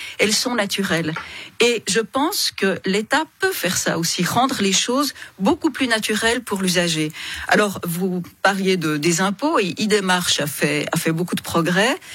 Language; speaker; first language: French; native; French